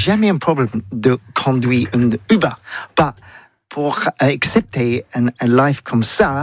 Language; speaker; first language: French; non-native, learner; English